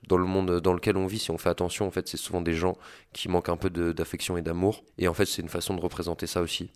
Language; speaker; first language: French; native; French